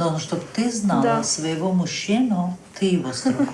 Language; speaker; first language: Russian; native; Russian